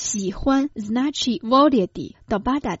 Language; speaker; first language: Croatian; non-native, fluent; Chinese